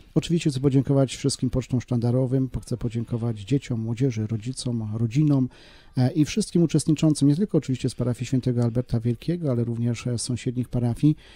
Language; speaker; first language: Polish; native; Polish